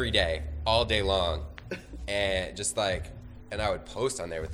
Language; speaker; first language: English; native; English